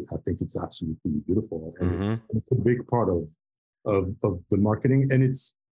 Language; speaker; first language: English; non-native, fluent; French